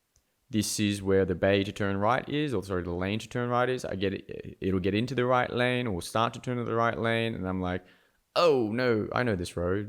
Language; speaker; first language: English; native; English